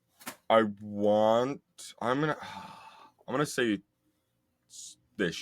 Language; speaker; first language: English; native; English